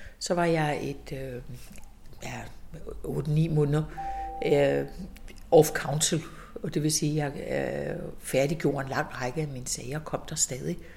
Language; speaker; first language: Danish; native; Danish